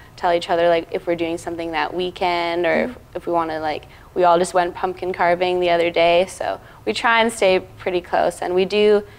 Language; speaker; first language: English; native; English